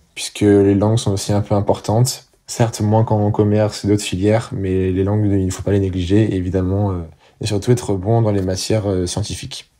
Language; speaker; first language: French; native; French